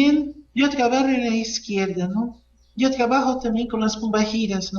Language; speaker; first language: Spanish; non-native, learner; Portuguese